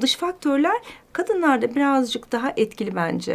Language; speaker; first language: Turkish; native; Turkish